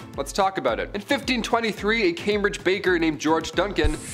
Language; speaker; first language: English; native; English